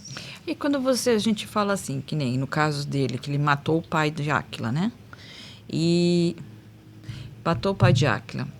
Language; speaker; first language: Portuguese; native; Portuguese